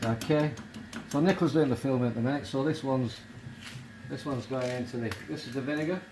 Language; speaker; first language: English; native; English